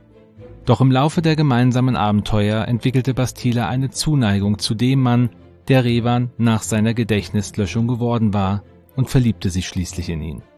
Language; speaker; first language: German; native; German